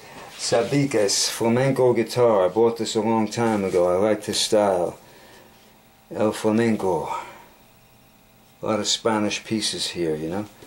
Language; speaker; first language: English; native; English